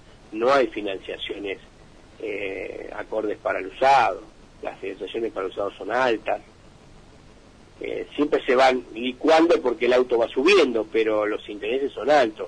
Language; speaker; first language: Spanish; native; Spanish